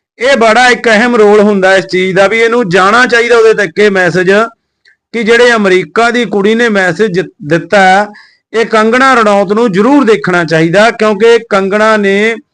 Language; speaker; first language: Punjabi; native; Punjabi